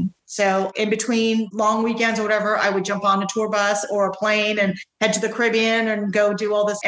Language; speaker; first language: English; native; English